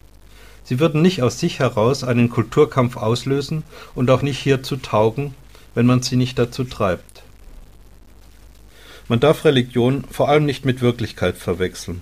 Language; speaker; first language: German; native; German